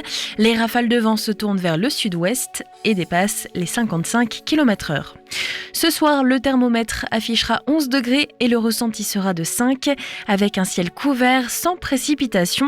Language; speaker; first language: French; native; French